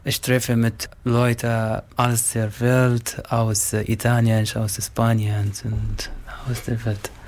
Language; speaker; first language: German; non-native, learner; Arabic